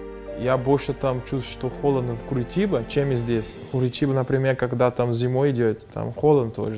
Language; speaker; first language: Russian; non-native, fluent; Portuguese